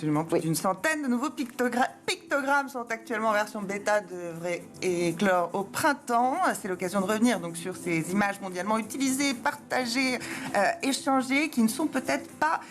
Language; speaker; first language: French; native; French